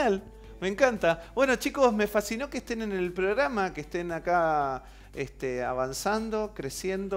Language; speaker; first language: Spanish; native; Spanish